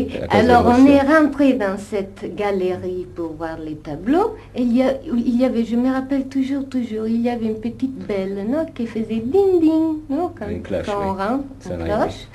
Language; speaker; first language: French; non-native, fluent; Italian